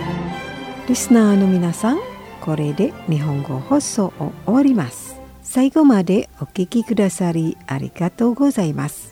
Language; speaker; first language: Japanese; non-native, fluent; Indonesian